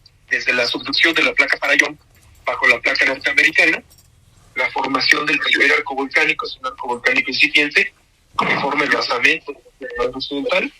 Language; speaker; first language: Spanish; native; Spanish